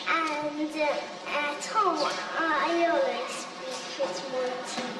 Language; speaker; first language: English; non-native, local second language; Maltese